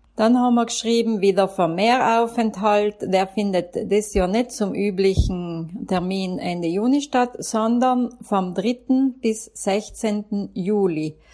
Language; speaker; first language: German; native; German